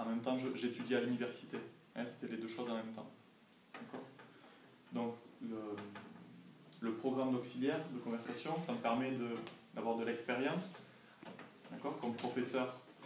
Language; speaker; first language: French; native; French